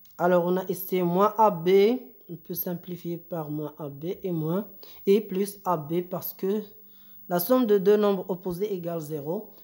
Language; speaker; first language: French; non-native, local second language; Arabic